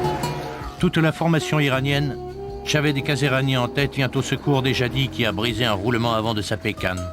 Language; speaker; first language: French; native; French